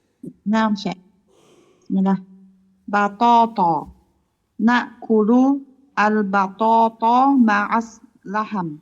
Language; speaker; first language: Arabic; non-native, learner; Indonesian